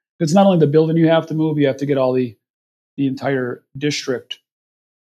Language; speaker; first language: English; native; English